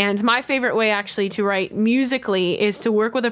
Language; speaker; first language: English; native; English